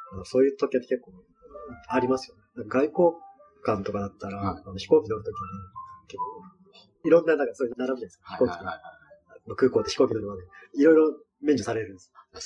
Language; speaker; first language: Japanese; native; Japanese